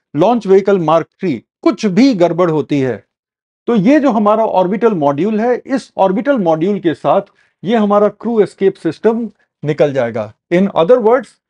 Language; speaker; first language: Hindi; native; Hindi